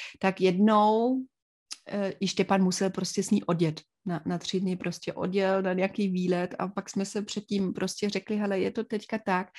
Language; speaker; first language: Czech; non-native, fluent; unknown